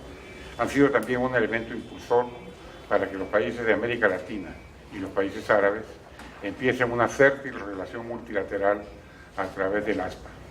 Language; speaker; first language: Spanish; native; Spanish